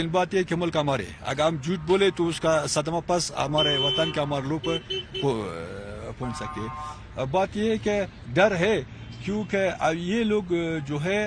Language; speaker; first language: Hindi; non-native, learner; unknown